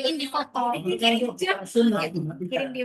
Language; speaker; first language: Indonesian; native; Indonesian